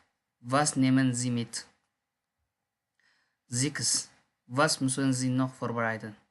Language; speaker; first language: German; non-native, learner; Tigrinya